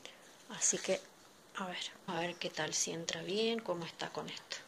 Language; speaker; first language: Spanish; native; Spanish